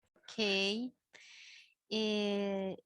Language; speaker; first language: English; non-native, learner; Spanish